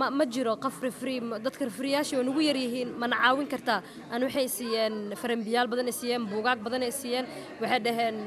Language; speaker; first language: Somali; early bilingual, heritage; Somali